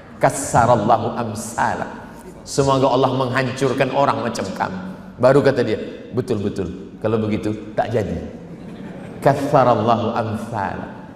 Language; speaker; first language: Malay; native; Malay